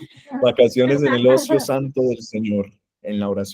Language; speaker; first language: Spanish; native; Spanish